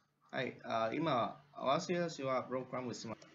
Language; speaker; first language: Japanese; non-native, learner; Vietnamese